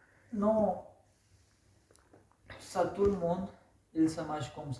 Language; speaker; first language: French; non-native, learner; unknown